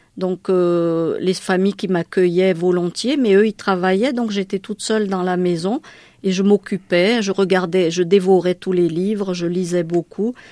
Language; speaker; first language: French; non-native, local second language; Malagasy